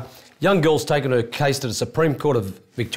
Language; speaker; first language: English; native; English